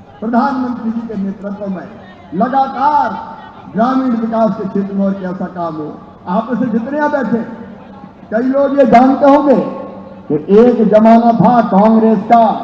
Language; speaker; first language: Hindi; native; Hindi